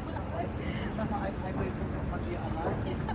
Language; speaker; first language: German; native; German